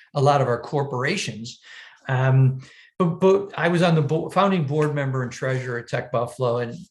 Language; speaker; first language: English; native; English